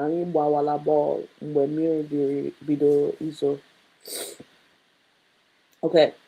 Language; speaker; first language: Igbo; non-native, learner; English